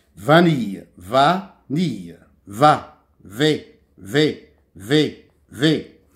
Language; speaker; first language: French; non-native, local second language; Arabic